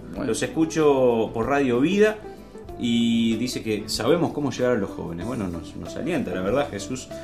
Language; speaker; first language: Spanish; native; Spanish